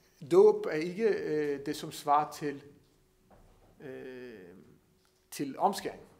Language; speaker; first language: Danish; non-native, fluent; Hebrew